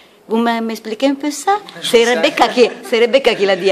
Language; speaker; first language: French; non-native, fluent; Italian